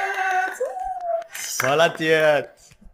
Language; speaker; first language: Russian; non-native, fluent; Indonesian